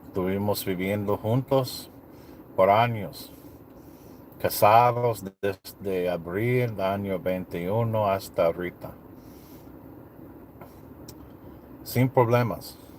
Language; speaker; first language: Spanish; non-native, learner; English